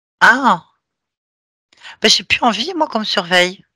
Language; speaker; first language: French; native; French